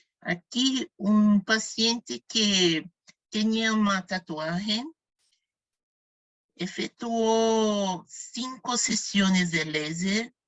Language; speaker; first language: Spanish; non-native, fluent; Portuguese